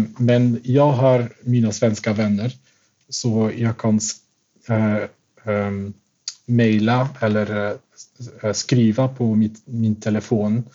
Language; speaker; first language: Swedish; non-native, fluent; Dutch